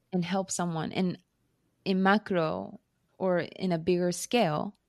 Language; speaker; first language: English; non-native, fluent; Japanese